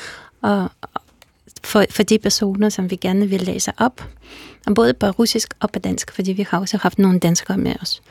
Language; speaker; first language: Danish; non-native, fluent; Russian